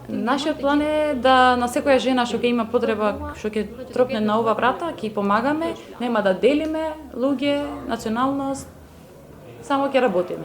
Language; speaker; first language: Macedonian; non-native, fluent; Albanian